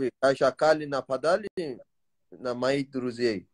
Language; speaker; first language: Russian; non-native, learner; Tajik